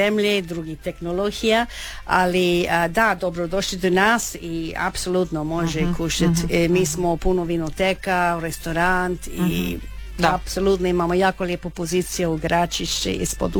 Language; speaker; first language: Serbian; non-native, learner; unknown